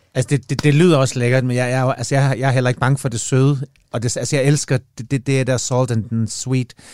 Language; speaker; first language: Danish; native; Danish